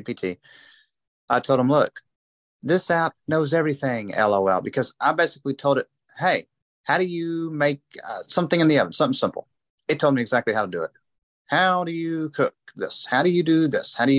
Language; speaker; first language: English; native; English